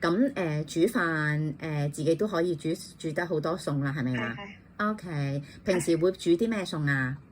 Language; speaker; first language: Cantonese; native; Cantonese